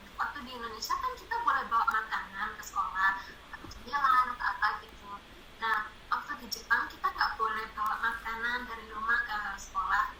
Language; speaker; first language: Indonesian; non-native, fluent; Japanese